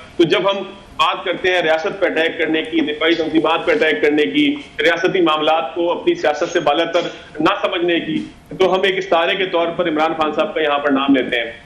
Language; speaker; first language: Urdu; non-native, local second language; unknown